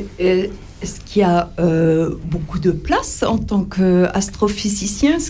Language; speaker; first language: French; native; French